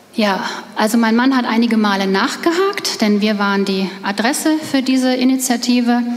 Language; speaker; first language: German; native; German